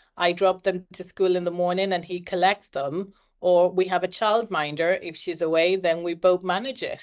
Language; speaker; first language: English; native; English